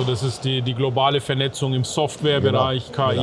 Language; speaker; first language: German; native; German